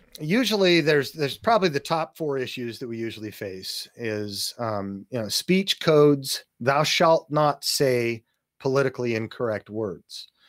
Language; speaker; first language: English; native; English